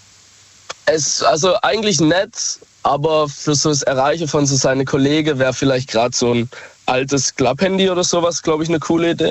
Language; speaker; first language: German; native; German